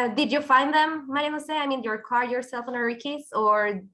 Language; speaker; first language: English; non-native, fluent; Spanish